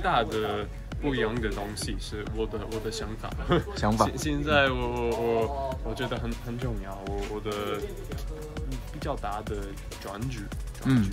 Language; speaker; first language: Chinese; non-native, fluent; English